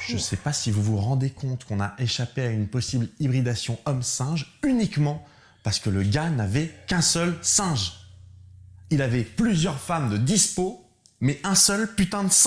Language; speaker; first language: French; native; French